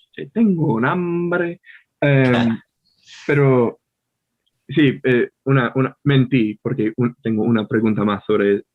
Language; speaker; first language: Spanish; non-native, fluent; English